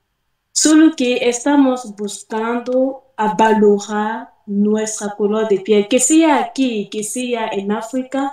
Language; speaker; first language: Spanish; non-native, fluent; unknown